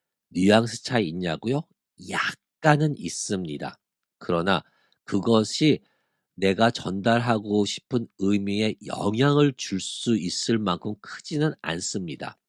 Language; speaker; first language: Korean; native; Korean